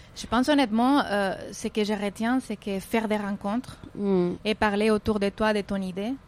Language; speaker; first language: French; non-native, fluent; Spanish